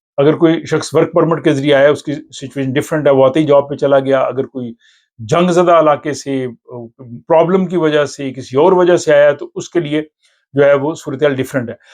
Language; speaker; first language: Urdu; native; Urdu